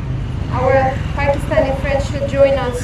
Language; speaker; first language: English; non-native, fluent; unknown